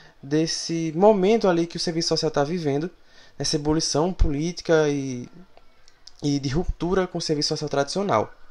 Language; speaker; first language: Portuguese; native; Portuguese